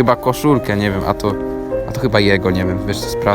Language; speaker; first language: Polish; native; Polish